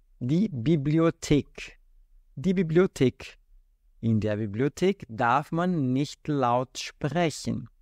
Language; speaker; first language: German; non-native, fluent; Portuguese